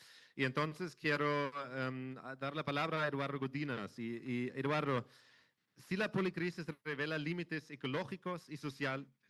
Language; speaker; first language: Spanish; non-native, fluent; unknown